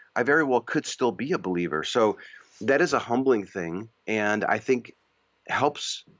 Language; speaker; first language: English; native; English